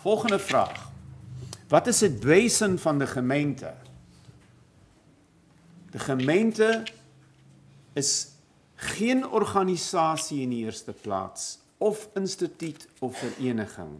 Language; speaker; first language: Dutch; non-native, fluent; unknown